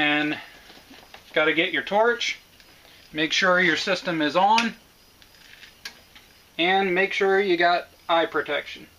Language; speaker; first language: English; native; English